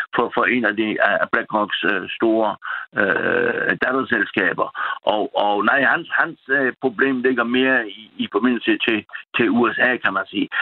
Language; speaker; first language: Danish; non-native, local second language; German